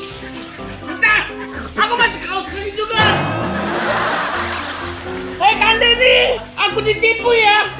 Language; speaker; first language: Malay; non-native, fluent; Japanese